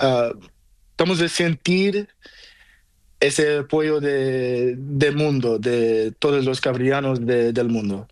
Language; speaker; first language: Spanish; non-native, learner; Portuguese